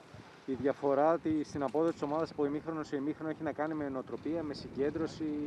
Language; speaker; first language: Greek; native; Greek